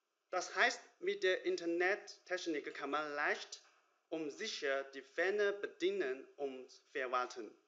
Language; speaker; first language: German; non-native, learner; Chinese